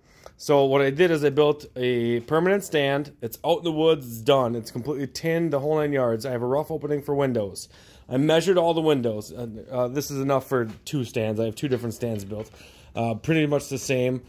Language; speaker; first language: English; native; English